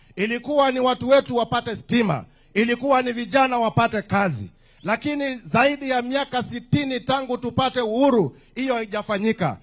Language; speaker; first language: Swahili; non-native, local second language; Kamba